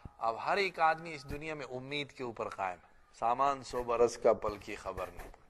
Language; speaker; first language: Urdu; non-native, local second language; Pashto